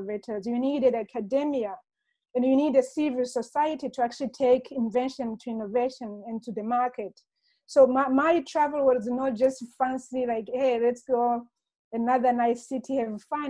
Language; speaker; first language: English; non-native, local second language; Kinyarwanda